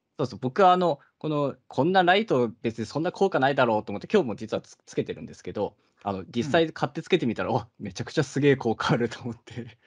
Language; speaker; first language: Japanese; native; Japanese